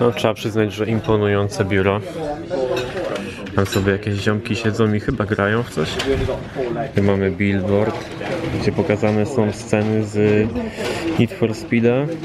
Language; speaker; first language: Polish; native; Polish